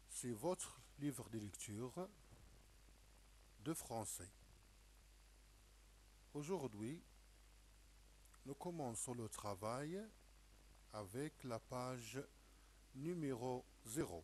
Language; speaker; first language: French; non-native, local second language; Arabic